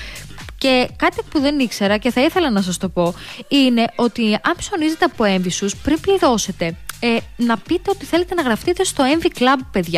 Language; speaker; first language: Greek; native; Greek